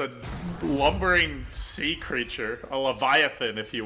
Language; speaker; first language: English; native; English